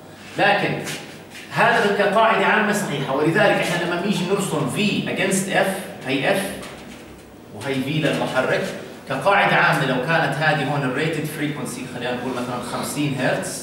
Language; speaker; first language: Arabic; native; Arabic